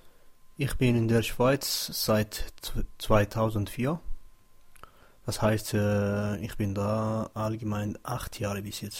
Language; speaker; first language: German; non-native, learner; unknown